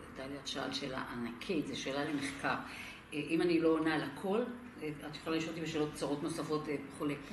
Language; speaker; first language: Hebrew; non-native, local second language; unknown